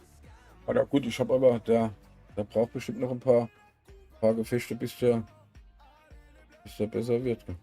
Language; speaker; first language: German; native; German